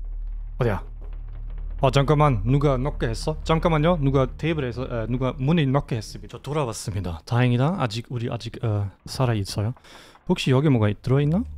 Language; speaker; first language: Korean; non-native, fluent; German